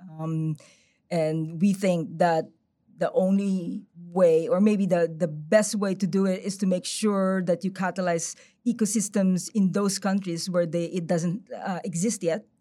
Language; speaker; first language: English; non-native, local second language; Filipino